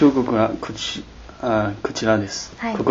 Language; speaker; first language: Japanese; non-native, learner; Chinese